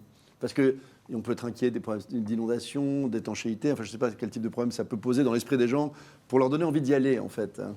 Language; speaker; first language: French; native; French